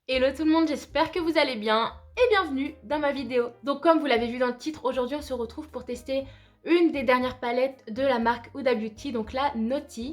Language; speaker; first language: French; native; French